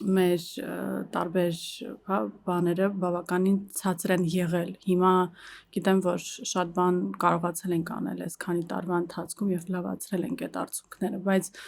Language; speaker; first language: Armenian; early bilingual, heritage; Armenian